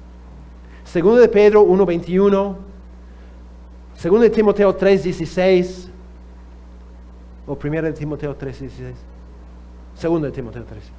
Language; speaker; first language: Spanish; non-native, fluent; English